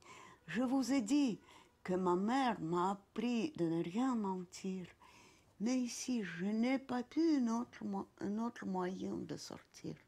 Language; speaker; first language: French; non-native, fluent; Russian